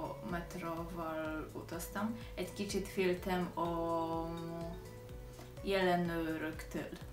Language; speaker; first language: Hungarian; non-native, learner; Polish